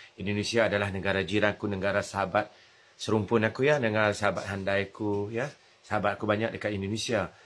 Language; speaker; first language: Malay; native; Malay